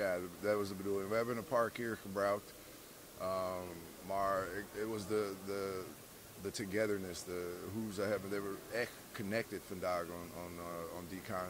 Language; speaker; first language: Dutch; non-native, fluent; English